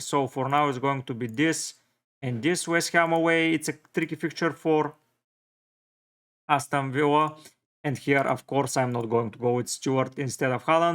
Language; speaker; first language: English; non-native, fluent; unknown